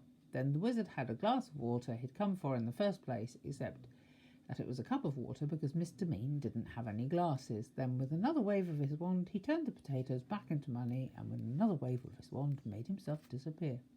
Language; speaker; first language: English; native; English